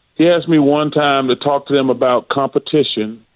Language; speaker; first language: English; native; English